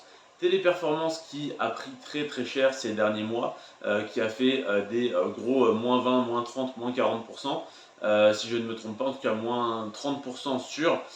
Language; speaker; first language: French; native; French